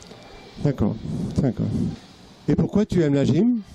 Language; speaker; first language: French; native; French